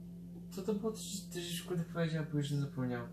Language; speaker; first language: Polish; early bilingual, heritage; Polish